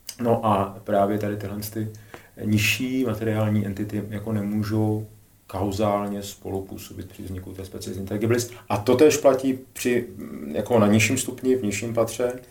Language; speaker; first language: Czech; native; Czech